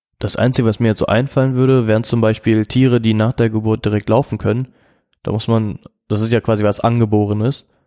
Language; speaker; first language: German; native; German